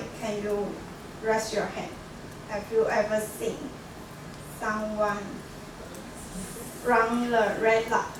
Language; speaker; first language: English; non-native, learner; Chinese